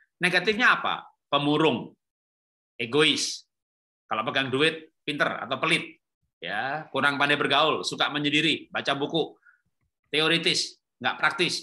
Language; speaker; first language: Indonesian; native; Indonesian